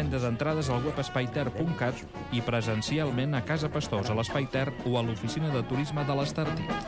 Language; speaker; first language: Catalan; native; Catalan